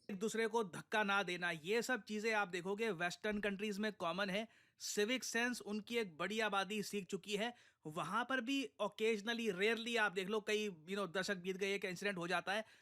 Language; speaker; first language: Hindi; native; Hindi